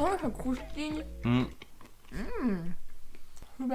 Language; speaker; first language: French; native; French